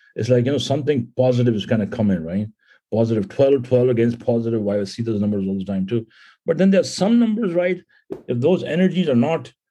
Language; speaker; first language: English; non-native, local second language; Punjabi